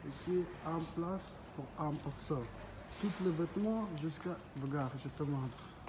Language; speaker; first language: French; non-native, learner; Persian